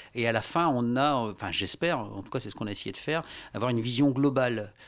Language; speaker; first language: French; native; French